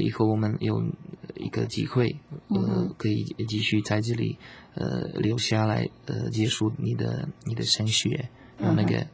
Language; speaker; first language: Chinese; non-native, learner; Slovak